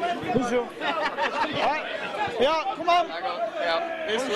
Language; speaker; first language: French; non-native, learner; English